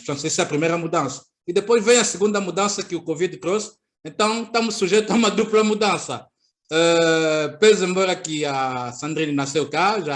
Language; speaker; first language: Portuguese; native; Portuguese